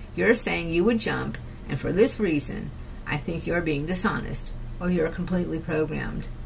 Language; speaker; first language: English; native; English